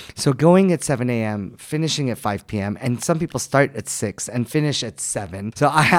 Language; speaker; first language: English; native; English